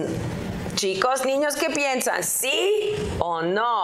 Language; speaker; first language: Spanish; non-native, learner; English